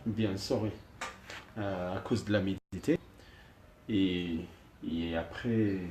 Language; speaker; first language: French; non-native, learner; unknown